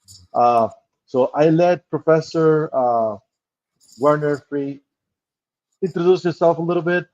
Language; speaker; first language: English; non-native, fluent; Spanish